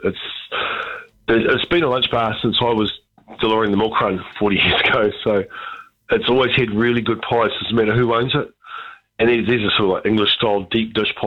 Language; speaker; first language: English; native; English